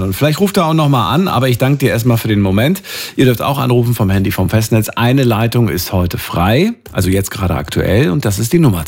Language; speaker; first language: German; native; German